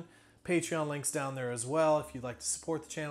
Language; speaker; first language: English; native; English